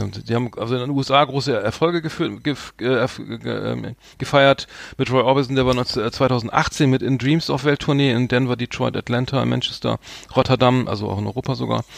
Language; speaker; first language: German; native; German